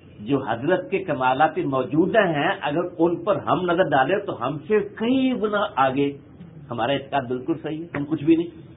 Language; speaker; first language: Urdu; non-native, local second language; Pashto